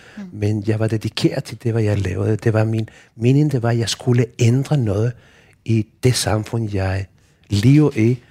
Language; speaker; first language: Danish; non-native, fluent; Spanish